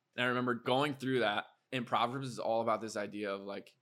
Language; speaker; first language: English; native; English